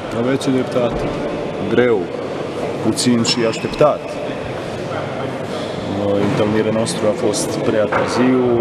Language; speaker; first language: Romanian; non-native, learner; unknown